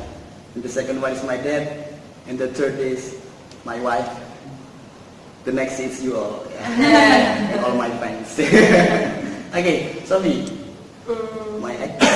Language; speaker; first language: English; non-native, learner; Indonesian